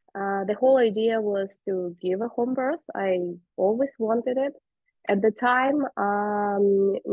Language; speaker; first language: English; non-native, fluent; Russian